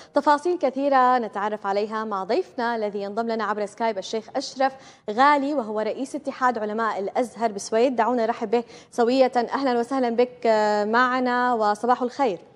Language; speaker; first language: Arabic; native; Arabic